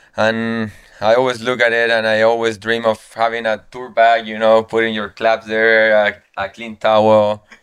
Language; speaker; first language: English; non-native, fluent; Spanish